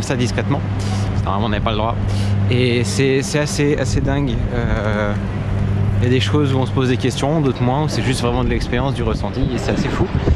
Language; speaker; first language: French; native; French